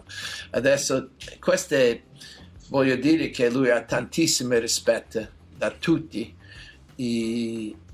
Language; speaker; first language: Italian; non-native, learner; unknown